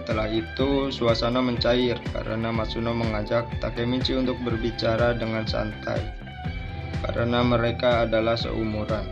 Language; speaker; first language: Indonesian; native; Indonesian